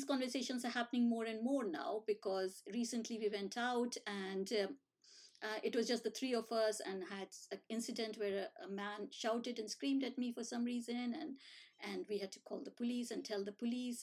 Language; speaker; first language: English; non-native, local second language; Hindi